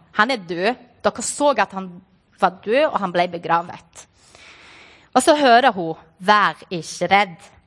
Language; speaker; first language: Norwegian; non-native, fluent; Portuguese